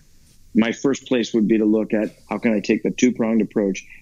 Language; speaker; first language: English; native; English